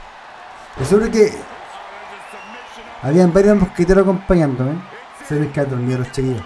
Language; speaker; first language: Spanish; native; Spanish